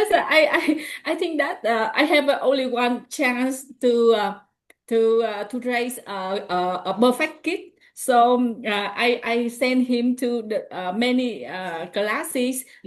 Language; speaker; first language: English; non-native, learner; Vietnamese